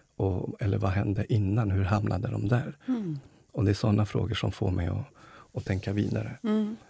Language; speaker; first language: Swedish; early bilingual, other home language; Spanish